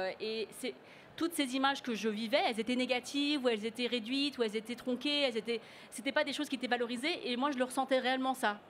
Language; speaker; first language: French; early bilingual, other home language; Cantonese